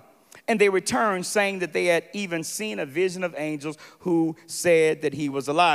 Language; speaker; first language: English; native; English